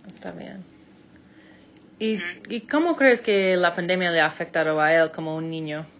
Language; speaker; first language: Spanish; non-native, fluent; English